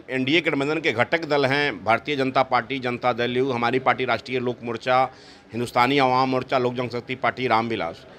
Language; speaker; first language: Hindi; native; Hindi